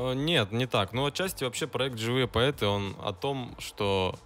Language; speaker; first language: Russian; native; Russian